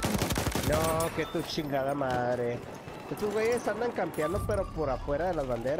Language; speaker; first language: Spanish; native; Spanish